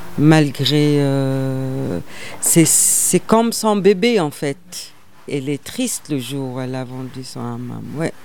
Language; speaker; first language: French; non-native, local second language; Arabic